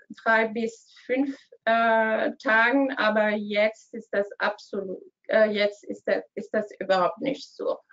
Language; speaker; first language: German; non-native, learner; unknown